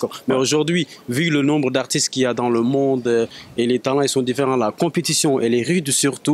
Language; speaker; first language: French; non-native, local second language; Wolof